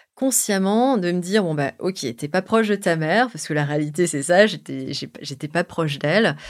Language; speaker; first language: French; native; French